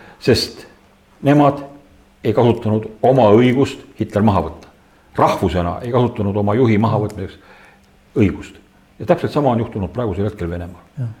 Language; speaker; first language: Estonian; native; Estonian